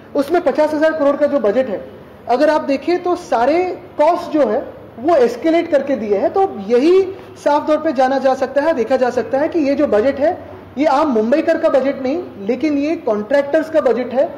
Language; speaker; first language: Hindi; non-native, local second language; Marathi